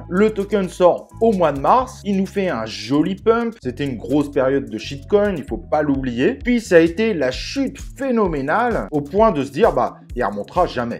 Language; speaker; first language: French; native; French